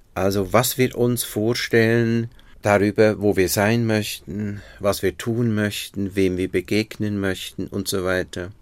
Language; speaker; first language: German; native; German